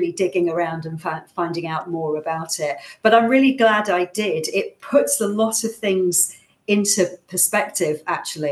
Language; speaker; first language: English; native; English